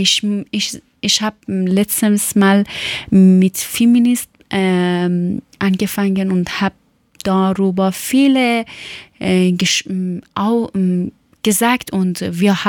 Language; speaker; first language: German; non-native, learner; Persian